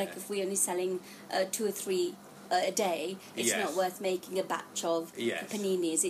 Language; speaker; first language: English; non-native, local second language; Gujarati